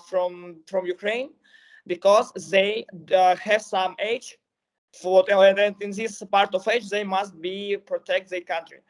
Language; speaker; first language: English; non-native, learner; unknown